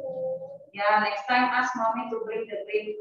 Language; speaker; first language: English; non-native, fluent; Indonesian